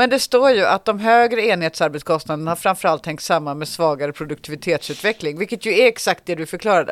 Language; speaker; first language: Swedish; native; Swedish